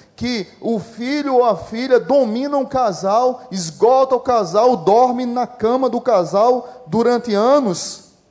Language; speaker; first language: Portuguese; native; Portuguese